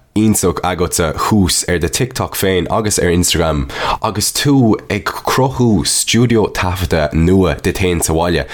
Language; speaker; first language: Irish; non-native, local second language; English